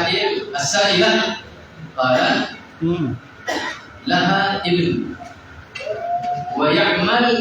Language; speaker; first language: Arabic; non-native, fluent; Indonesian